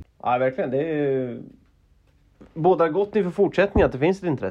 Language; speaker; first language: Swedish; native; Swedish